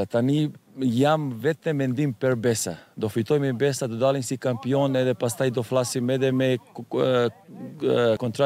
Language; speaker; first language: Albanian; non-native, learner; Serbian